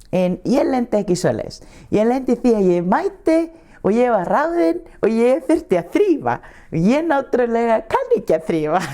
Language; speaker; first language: Icelandic; non-native, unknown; Spanish